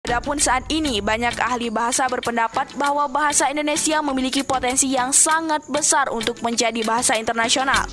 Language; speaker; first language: Indonesian; native; Indonesian